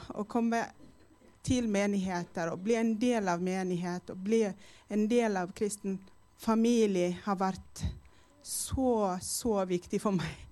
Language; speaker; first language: Norwegian; non-native, fluent; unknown